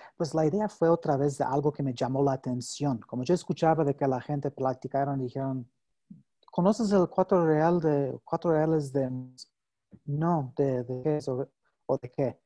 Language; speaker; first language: Spanish; non-native, fluent; English